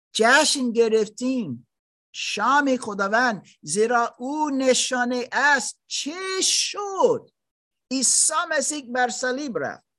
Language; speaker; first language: Persian; non-native, learner; German